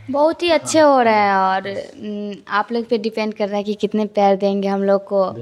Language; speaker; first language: Hindi; native; Hindi